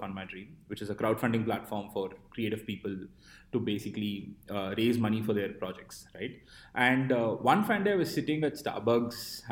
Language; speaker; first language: English; non-native, local second language; Tamil